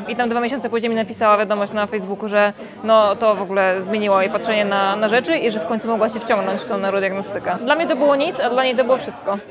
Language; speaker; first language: Polish; native; Polish